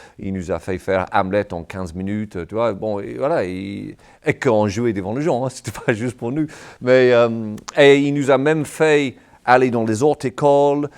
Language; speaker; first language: French; non-native, fluent; English